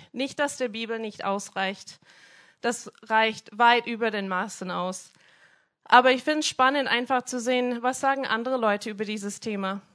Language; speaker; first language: German; non-native, fluent; English